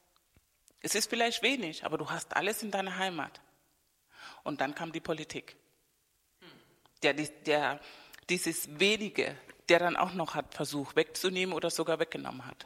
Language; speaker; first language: German; non-native, fluent; Spanish